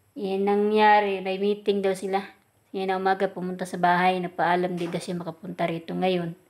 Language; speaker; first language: Filipino; non-native, local second language; Cebuano